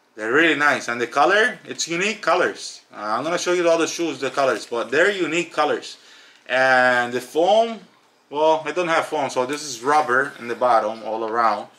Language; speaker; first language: English; native; English